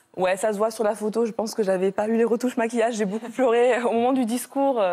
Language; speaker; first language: French; native; French